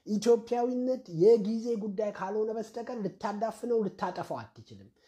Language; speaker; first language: Amharic; native; Amharic